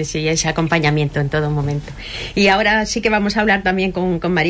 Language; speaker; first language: Spanish; native; Spanish